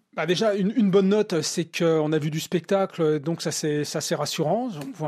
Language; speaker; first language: French; native; French